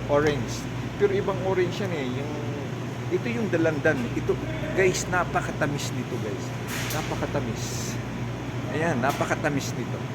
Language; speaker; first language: Filipino; non-native, local second language; Cebuano